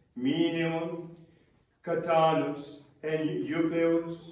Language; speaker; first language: English; native; English